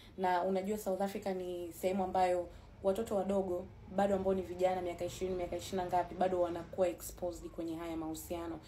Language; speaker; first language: Swahili; native; Swahili